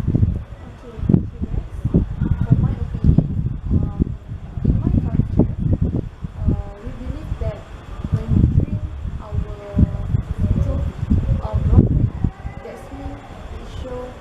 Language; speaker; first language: English; non-native, learner; Malay